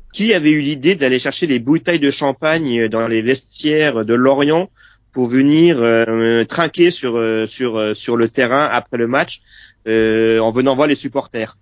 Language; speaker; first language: French; native; French